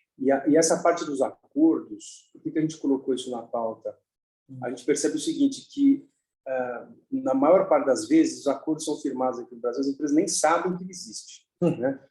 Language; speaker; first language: Portuguese; native; Portuguese